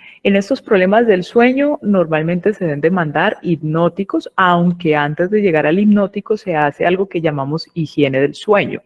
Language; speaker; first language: Spanish; native; Spanish